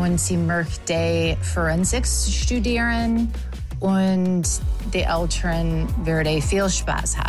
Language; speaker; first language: German; non-native, learner; English